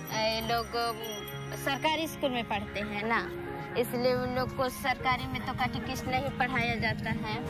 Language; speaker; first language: Hindi; non-native, local second language; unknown